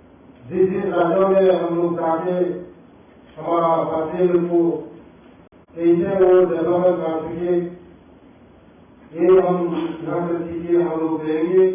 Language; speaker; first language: Hindi; non-native, local second language; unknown